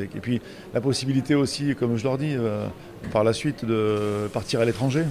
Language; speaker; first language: French; native; French